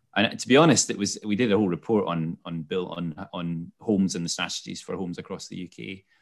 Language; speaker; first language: English; native; English